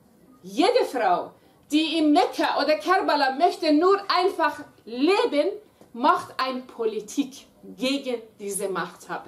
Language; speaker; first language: German; non-native, fluent; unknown